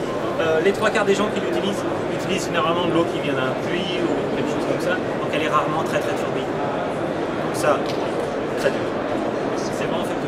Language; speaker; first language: French; native; French